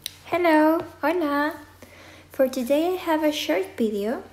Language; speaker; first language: English; non-native, fluent; Spanish